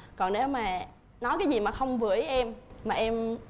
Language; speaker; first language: Vietnamese; native; Vietnamese